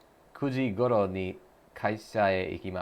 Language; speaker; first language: Japanese; non-native, learner; English